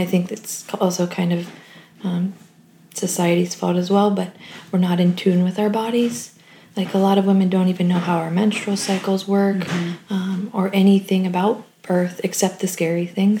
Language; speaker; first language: English; native; English